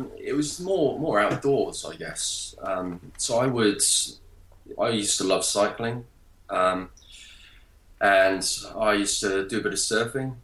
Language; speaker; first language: English; native; English